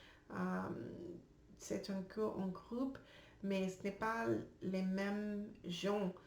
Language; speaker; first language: French; non-native, learner; English